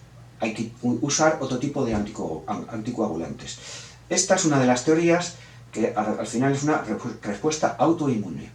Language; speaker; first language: Spanish; native; Spanish